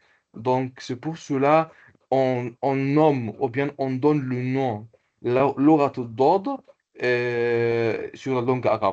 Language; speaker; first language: French; non-native, local second language; Comorian